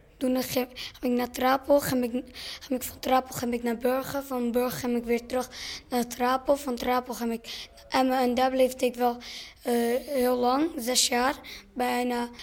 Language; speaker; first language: Dutch; early bilingual, other home language; Persian